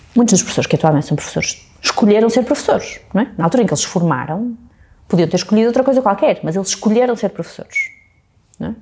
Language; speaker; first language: Portuguese; native; Portuguese